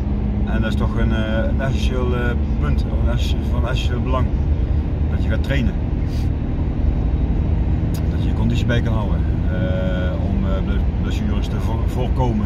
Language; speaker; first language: Dutch; native; Dutch